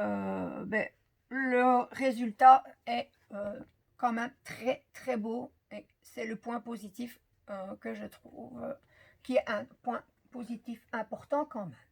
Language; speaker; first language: French; native; French